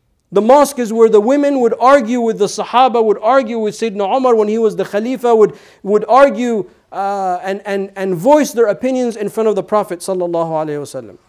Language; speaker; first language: English; native; English